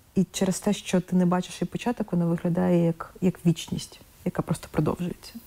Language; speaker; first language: Ukrainian; non-native, local second language; Russian